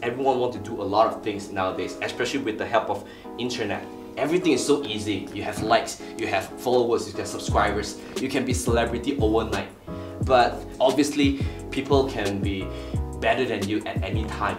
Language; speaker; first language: English; non-native, local second language; Chinese